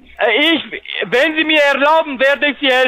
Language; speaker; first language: German; non-native, fluent; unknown